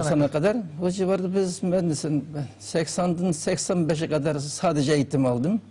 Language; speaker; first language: Turkish; non-native, learner; Uyghur